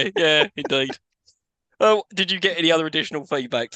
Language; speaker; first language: English; native; English